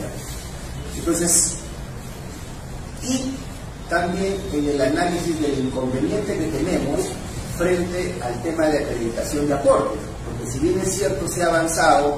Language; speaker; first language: Spanish; native; Spanish